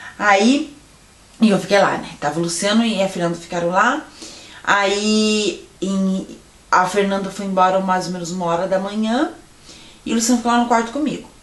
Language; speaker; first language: Portuguese; native; Portuguese